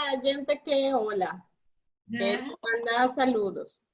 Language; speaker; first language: Portuguese; non-native, fluent; Spanish